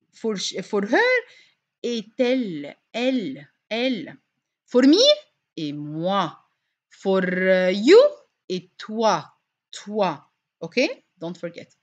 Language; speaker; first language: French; non-native, fluent; Arabic